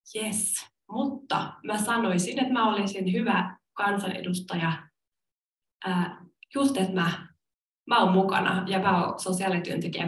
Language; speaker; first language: Finnish; non-native, local second language; Swedish